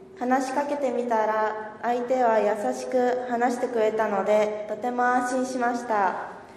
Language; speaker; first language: Japanese; early bilingual, other home language; Chinese